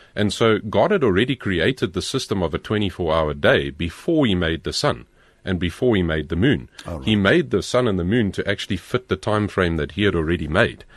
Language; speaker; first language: English; native; English